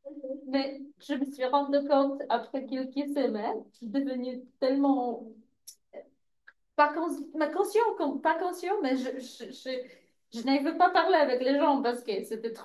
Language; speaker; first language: French; non-native, fluent; Polish